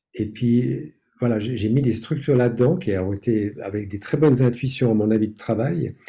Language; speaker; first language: French; non-native, fluent; English